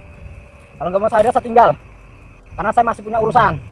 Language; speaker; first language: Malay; non-native, local second language; Javanese